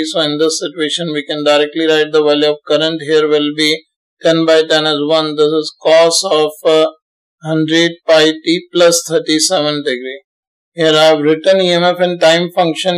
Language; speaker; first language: English; non-native, local second language; Hindi